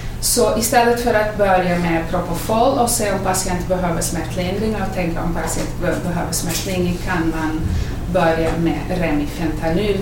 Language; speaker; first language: Swedish; non-native, fluent; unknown